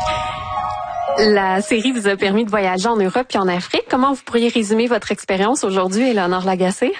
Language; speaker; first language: French; native; French